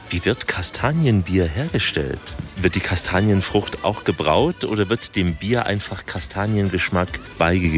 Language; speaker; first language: German; native; German